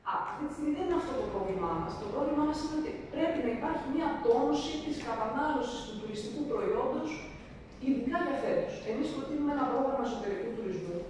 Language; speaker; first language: Greek; native; Greek